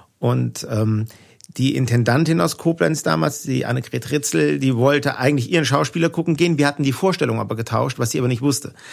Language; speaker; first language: German; native; German